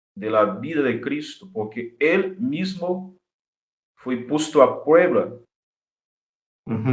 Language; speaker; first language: Spanish; non-native, fluent; Portuguese